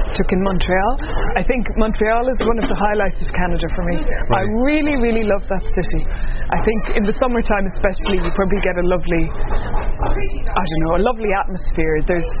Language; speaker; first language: English; native; English